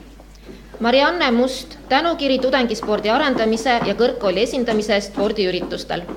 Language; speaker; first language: Estonian; native; Estonian